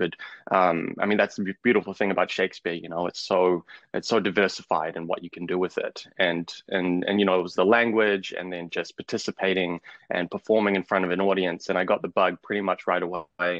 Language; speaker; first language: English; native; English